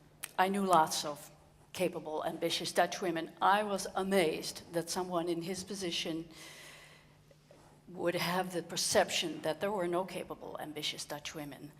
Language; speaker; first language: English; non-native, fluent; Dutch